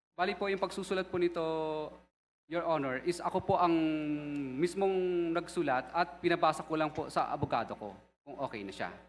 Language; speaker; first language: Filipino; non-native, local second language; Cebuano